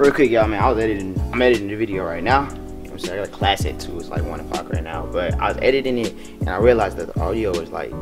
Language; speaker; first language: English; native; English